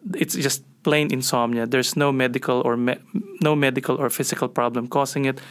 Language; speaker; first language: English; non-native, local second language; Filipino